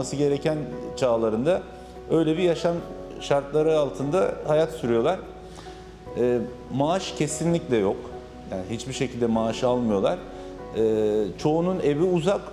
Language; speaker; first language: Turkish; native; Turkish